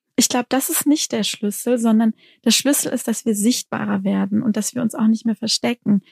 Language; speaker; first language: German; native; German